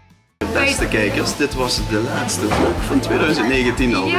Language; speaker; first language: Dutch; native; Dutch